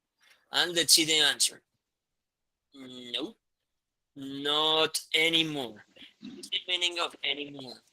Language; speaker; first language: English; non-native, fluent; Spanish